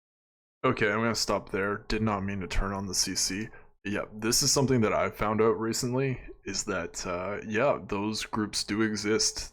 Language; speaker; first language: English; native; English